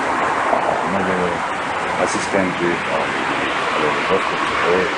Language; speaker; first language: Slovak; non-native, learner; Russian